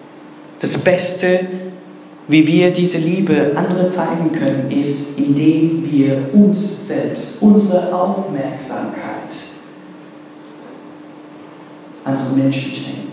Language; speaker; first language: German; non-native, fluent; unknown